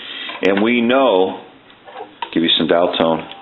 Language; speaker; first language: English; native; English